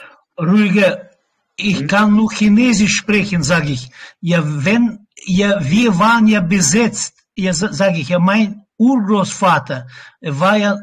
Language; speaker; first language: German; non-native, learner; Russian